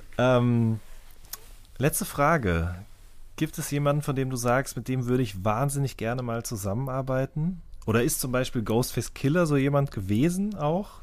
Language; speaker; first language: German; native; German